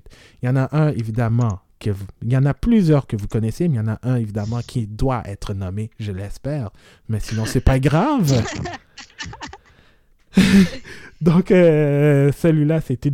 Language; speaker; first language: French; native; French